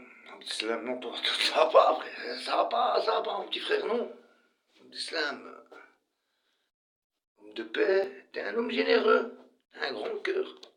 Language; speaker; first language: French; early bilingual, other home language; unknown